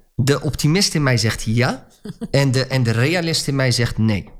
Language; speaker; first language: Dutch; early bilingual, other home language; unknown